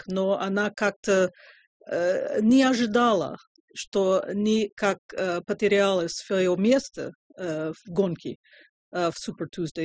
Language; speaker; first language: Russian; non-native, fluent; English